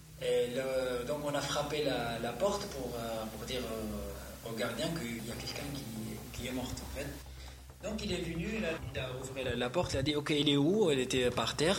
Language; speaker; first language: French; non-native, learner; Arabic